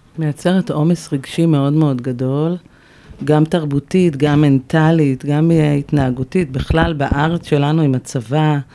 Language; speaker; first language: Hebrew; native; Hebrew